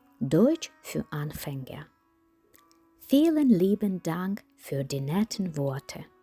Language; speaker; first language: German; non-native, fluent; Ukrainian